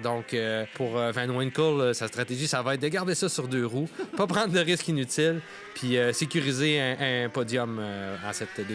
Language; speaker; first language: French; native; French